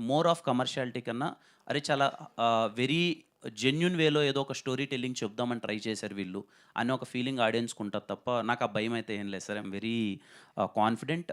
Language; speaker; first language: Telugu; native; Telugu